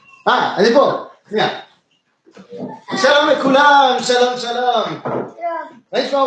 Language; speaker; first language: Hebrew; non-native, fluent; French